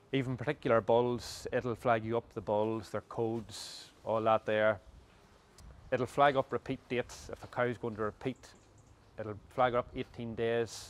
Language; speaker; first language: English; native; English